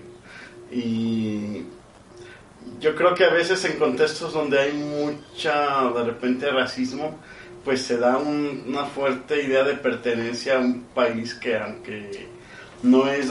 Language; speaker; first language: Spanish; native; Spanish